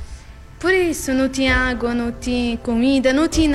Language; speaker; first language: Portuguese; non-native, learner; Arabic